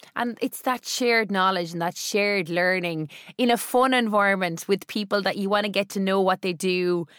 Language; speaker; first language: English; native; English